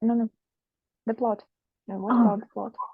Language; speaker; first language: English; non-native, learner; Russian